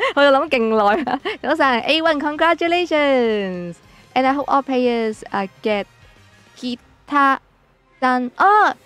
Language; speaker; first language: English; non-native, local second language; Cantonese